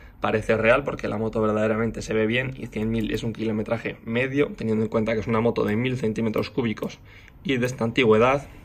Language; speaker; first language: Spanish; native; Spanish